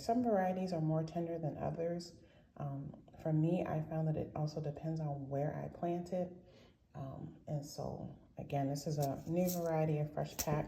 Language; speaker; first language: English; native; English